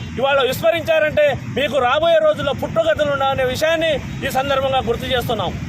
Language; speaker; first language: Telugu; non-native, local second language; Lambadi